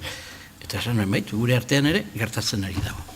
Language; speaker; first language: Basque; native; Basque